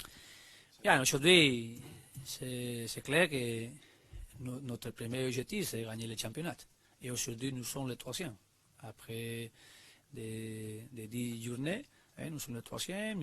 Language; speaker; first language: French; non-native, learner; Spanish